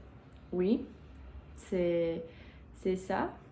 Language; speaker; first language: French; non-native, learner; Portuguese